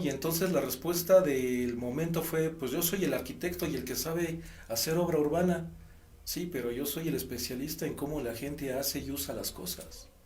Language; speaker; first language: Spanish; native; Spanish